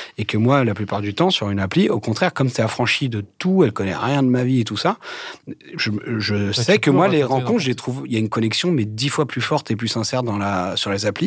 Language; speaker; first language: French; native; French